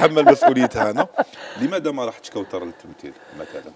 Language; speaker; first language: Arabic; native; Arabic